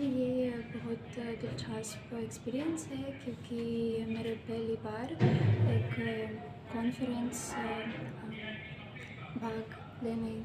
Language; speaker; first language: Hindi; non-native, learner; Russian